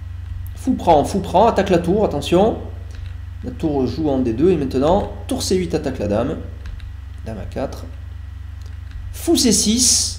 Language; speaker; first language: French; native; French